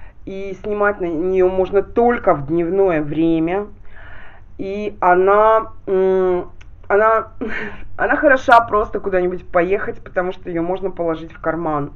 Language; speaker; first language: Russian; native; Russian